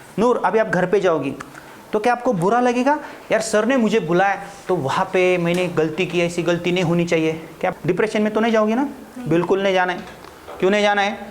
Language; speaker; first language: Hindi; non-native, local second language; Marathi